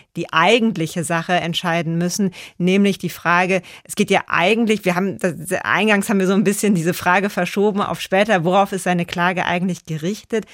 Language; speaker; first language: German; native; German